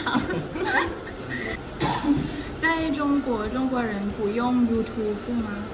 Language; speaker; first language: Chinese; non-native, learner; Thai